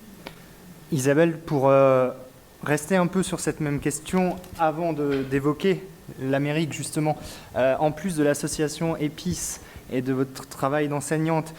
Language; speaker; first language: French; native; French